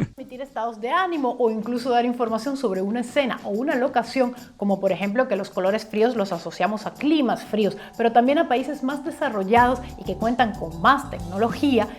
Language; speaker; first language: Spanish; native; Spanish